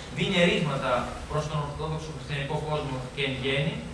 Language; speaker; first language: Greek; native; Greek